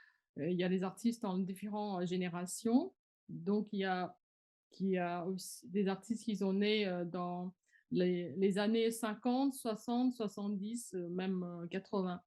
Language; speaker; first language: French; non-native, fluent; Chinese